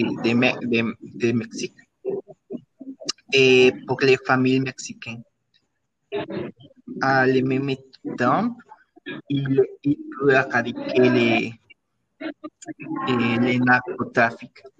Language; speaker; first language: French; non-native, learner; Spanish